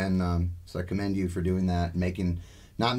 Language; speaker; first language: English; native; English